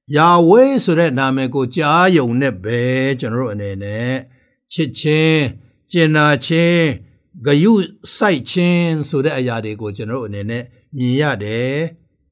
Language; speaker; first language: Burmese; non-native, local second language; Tedim Chin